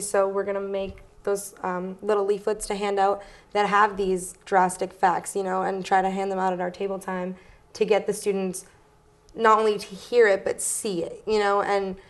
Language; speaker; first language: English; native; English